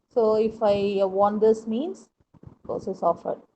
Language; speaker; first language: English; non-native, local second language; Tamil